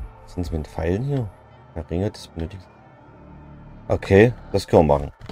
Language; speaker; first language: German; native; German